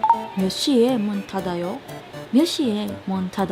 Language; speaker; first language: Korean; non-native, learner; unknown